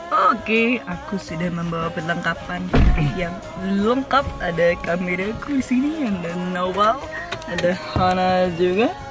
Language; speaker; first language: Indonesian; native; Indonesian